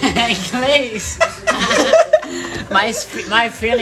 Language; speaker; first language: English; non-native, learner; Portuguese